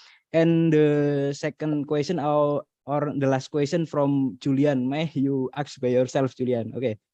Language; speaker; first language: English; non-native, learner; Indonesian